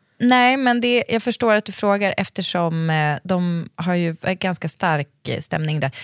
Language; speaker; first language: Swedish; native; Swedish